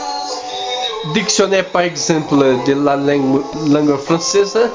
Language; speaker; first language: French; non-native, learner; Spanish